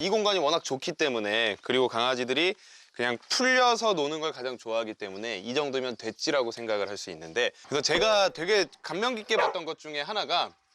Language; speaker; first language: Korean; native; Korean